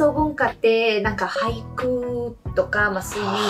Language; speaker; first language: Japanese; non-native, fluent; Italian